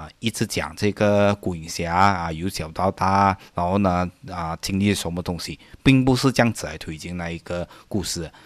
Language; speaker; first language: Chinese; native; Chinese